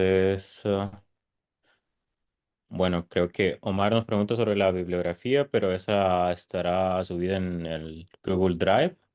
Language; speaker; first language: Spanish; native; Spanish